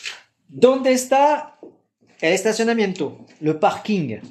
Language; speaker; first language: Spanish; non-native, fluent; French